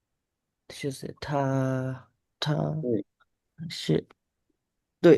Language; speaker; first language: Chinese; non-native, learner; Burmese